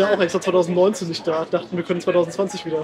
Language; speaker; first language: German; native; German